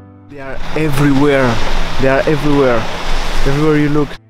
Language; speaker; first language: English; non-native, fluent; Italian